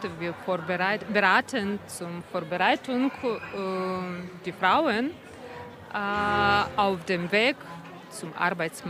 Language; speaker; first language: German; non-native, fluent; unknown